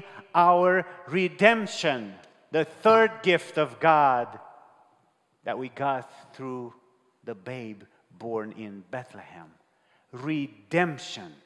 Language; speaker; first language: English; non-native, fluent; Romanian